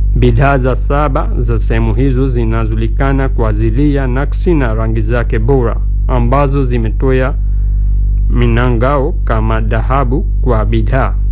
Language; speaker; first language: Swahili; non-native, fluent; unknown